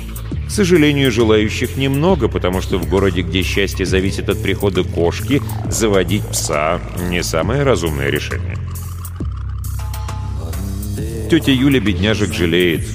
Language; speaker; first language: Russian; native; Russian